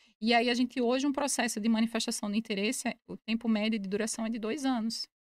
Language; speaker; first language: Portuguese; native; Portuguese